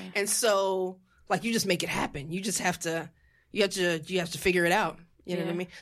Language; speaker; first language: English; native; English